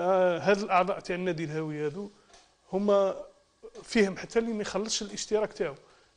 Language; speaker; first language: Arabic; native; Arabic